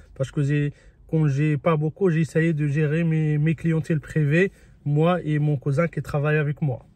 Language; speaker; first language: French; early bilingual, other home language; Spanish